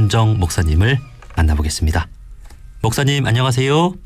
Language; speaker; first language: Korean; native; Korean